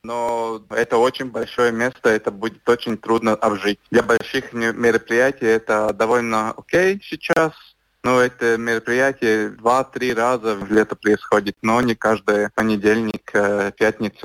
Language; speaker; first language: Russian; non-native, local second language; Latvian